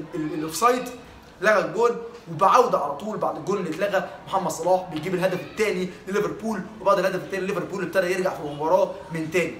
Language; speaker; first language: Arabic; native; Arabic